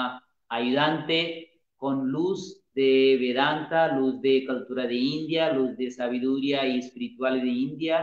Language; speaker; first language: Spanish; non-native, learner; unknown